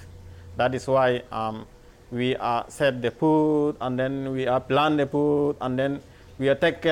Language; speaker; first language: English; non-native, learner; Arabic